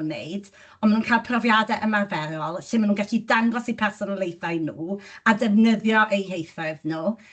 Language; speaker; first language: Welsh; native; Welsh